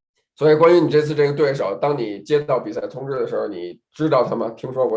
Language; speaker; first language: Chinese; native; Chinese